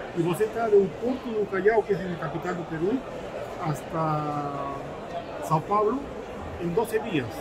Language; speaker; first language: Portuguese; non-native, fluent; Spanish